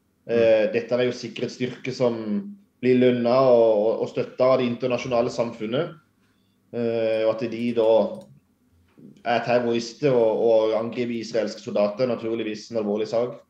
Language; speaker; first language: Norwegian; native; Norwegian